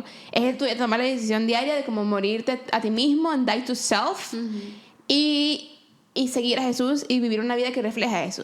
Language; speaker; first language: Spanish; native; Spanish